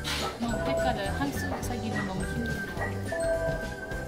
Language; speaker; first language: Korean; non-native, fluent; Uzbek